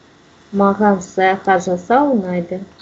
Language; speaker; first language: Kazakh; non-native, learner; Russian